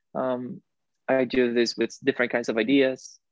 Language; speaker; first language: English; non-native, fluent; Spanish